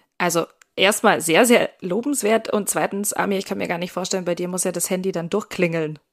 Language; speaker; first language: German; native; German